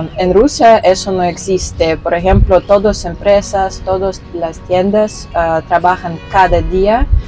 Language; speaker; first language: Spanish; non-native, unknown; Russian